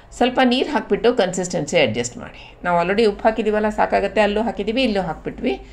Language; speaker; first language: Kannada; non-native, local second language; Konkani